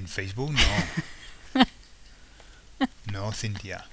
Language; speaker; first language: Spanish; non-native, fluent; English